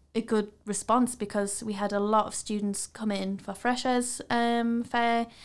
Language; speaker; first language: English; native; English